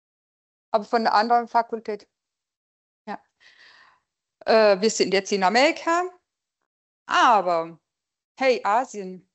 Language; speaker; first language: German; non-native, local second language; French